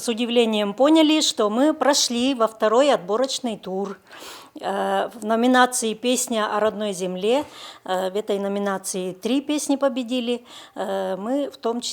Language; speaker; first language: Russian; native; Russian